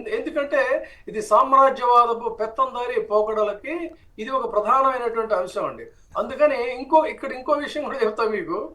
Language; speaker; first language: Telugu; native; Telugu